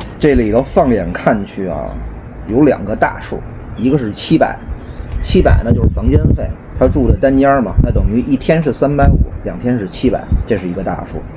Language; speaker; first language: Chinese; native; Chinese